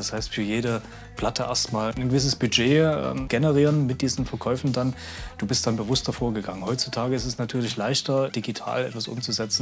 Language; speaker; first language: German; native; German